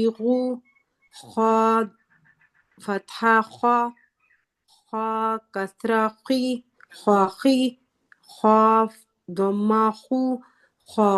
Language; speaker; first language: Arabic; non-native, learner; Urdu